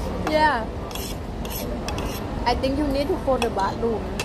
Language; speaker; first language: English; non-native, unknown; Thai